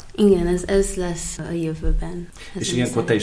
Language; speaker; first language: Hungarian; non-native, fluent; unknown